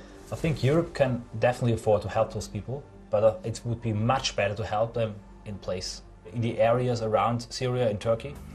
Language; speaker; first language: English; non-native, fluent; German